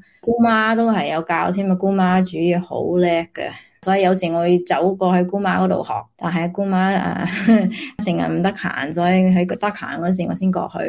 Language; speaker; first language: Cantonese; early bilingual, heritage; Cantonese